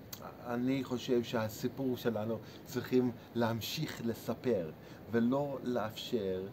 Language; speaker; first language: Hebrew; non-native, fluent; English